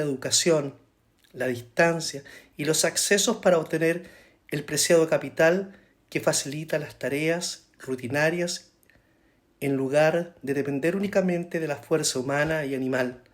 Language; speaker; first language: Spanish; native; Spanish